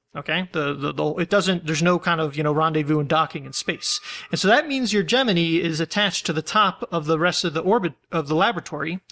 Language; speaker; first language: English; native; English